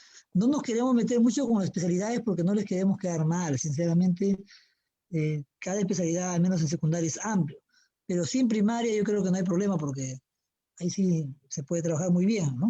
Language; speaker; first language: Spanish; native; Spanish